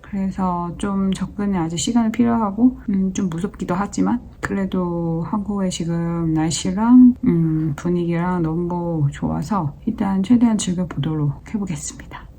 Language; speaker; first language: Korean; non-native, fluent; Chinese